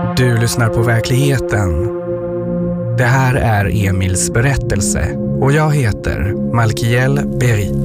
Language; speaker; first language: Swedish; non-native, fluent; French